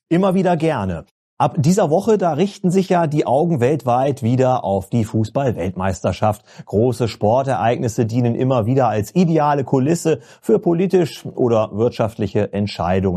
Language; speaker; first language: German; native; German